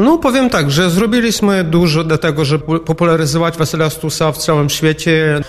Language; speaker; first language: Polish; non-native, fluent; Ukrainian